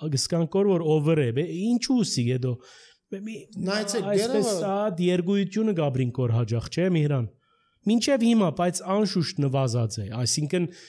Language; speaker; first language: Armenian; early bilingual, heritage; Armenian